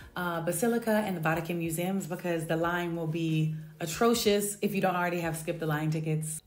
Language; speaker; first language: English; native; English